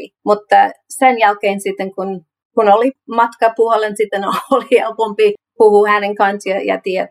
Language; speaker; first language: Finnish; non-native, learner; English